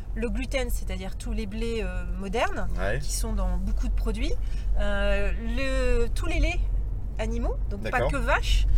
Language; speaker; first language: French; native; French